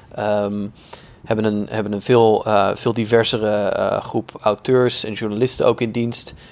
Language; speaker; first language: Dutch; native; Dutch